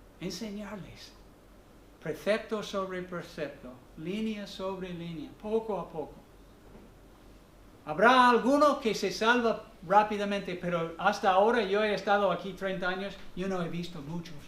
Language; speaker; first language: Spanish; non-native, fluent; English